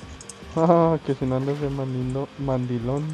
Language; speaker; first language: Spanish; native; Spanish